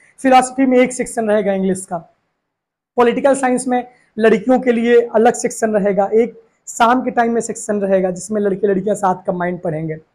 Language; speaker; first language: Hindi; native; Hindi